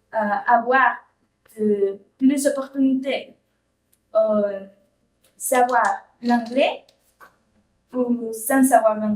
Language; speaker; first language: French; non-native, learner; Spanish